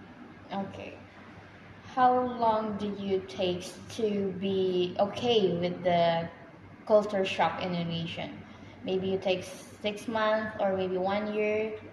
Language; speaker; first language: English; non-native, fluent; Indonesian